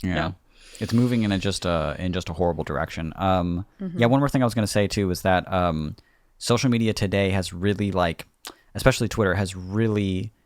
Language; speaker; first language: English; native; English